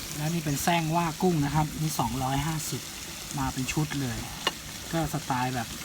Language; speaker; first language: Thai; native; Thai